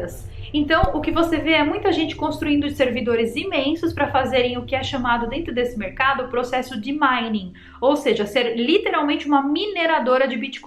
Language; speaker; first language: Portuguese; native; Portuguese